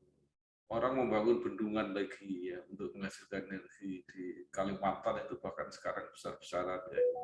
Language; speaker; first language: Indonesian; native; Indonesian